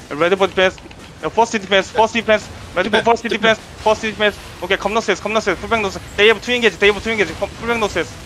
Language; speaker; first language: English; non-native, learner; Korean